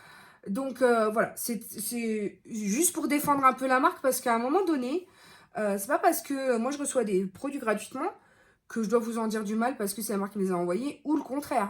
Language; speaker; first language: French; native; French